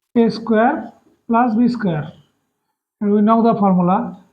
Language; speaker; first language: English; non-native, local second language; Bangla